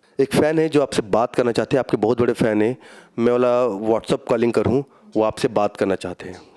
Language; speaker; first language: Hindi; native; Hindi